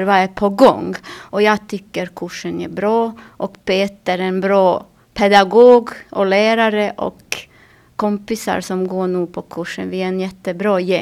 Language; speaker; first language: Swedish; non-native, learner; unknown